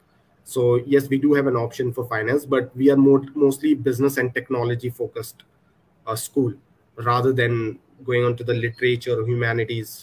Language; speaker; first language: English; non-native, local second language; Punjabi